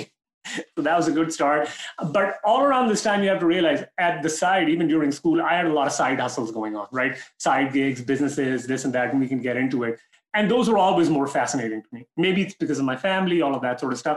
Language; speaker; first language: English; non-native, local second language; Urdu